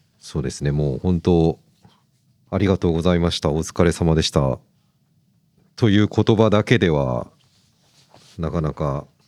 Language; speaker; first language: Japanese; native; Japanese